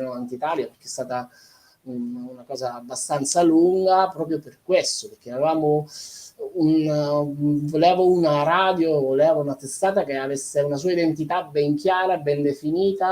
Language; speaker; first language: Italian; native; Italian